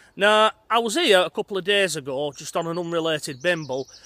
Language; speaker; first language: English; native; English